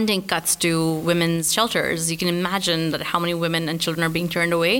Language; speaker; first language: English; non-native, local second language; Urdu